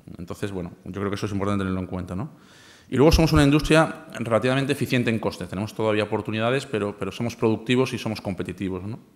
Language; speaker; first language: Spanish; native; Spanish